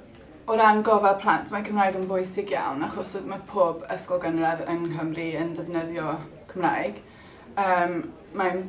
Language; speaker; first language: Welsh; non-native, local second language; English